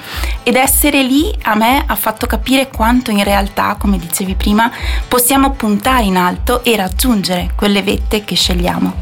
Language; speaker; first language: Italian; native; Italian